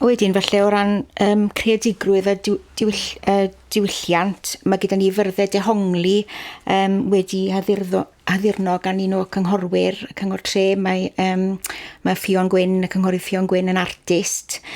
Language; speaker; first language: Welsh; native; Welsh